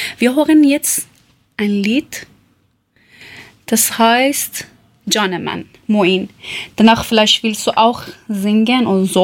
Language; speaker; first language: German; non-native, learner; Persian